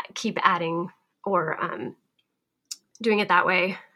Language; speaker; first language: English; native; English